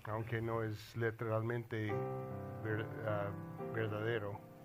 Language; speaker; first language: Spanish; non-native, learner; English